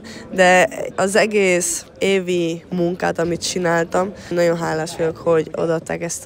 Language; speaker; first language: Hungarian; early bilingual, other home language; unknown